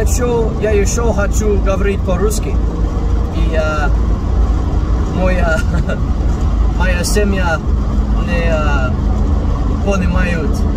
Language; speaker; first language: Russian; non-native, learner; English